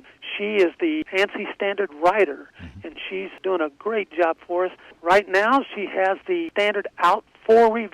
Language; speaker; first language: English; native; English